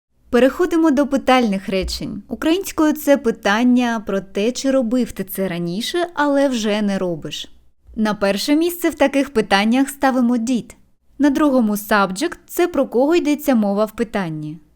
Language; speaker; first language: Ukrainian; native; Ukrainian